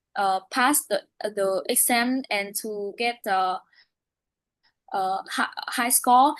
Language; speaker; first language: English; non-native, learner; Vietnamese